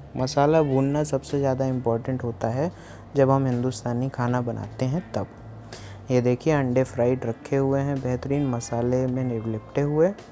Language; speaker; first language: Hindi; native; Hindi